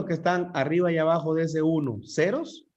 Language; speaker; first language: Spanish; native; Spanish